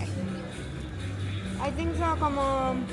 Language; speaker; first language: English; non-native, learner; Spanish